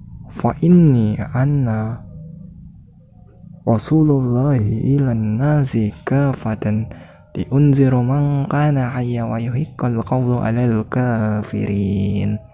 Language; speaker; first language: Arabic; non-native, learner; Indonesian